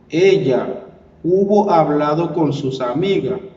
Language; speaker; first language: Spanish; non-native, learner; Haitian Creole